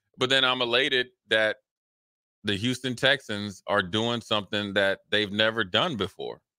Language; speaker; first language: English; native; English